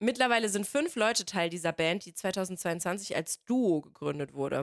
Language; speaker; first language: German; native; German